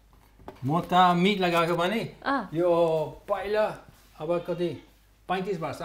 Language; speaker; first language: Nepali; non-native, learner; English